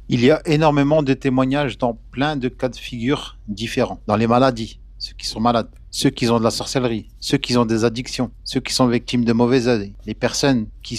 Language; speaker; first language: French; native; French